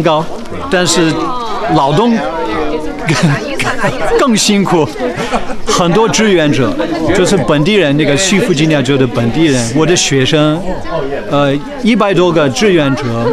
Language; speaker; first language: Chinese; non-native, fluent; English